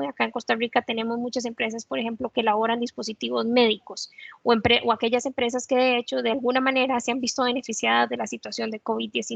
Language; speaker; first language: Spanish; native; Spanish